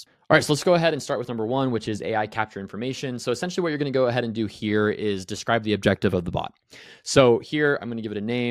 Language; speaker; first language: English; native; English